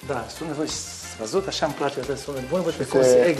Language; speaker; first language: Romanian; non-native, learner; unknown